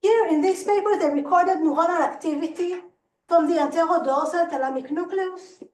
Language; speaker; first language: English; non-native, fluent; Hebrew